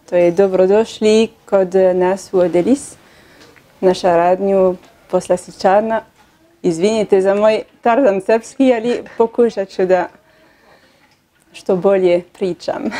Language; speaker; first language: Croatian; non-native, learner; French